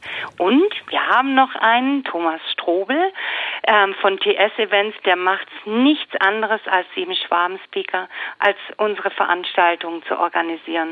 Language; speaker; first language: German; native; German